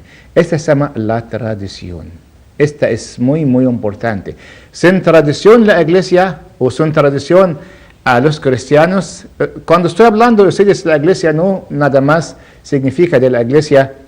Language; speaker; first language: Spanish; non-native, learner; Arabic